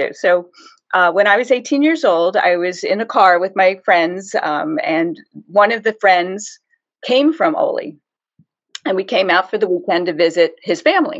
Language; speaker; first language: English; native; English